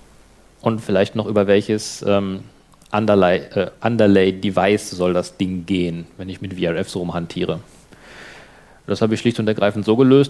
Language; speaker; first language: German; native; German